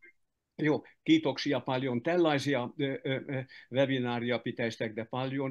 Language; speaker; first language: Finnish; non-native, fluent; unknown